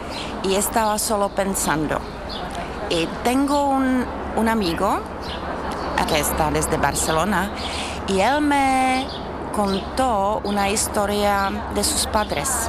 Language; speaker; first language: Spanish; non-native, fluent; Czech